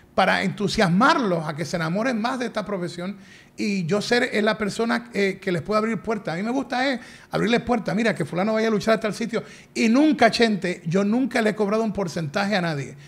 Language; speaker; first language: Spanish; native; Spanish